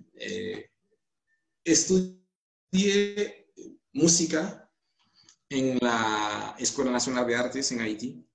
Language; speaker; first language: Spanish; non-native, fluent; Haitian Creole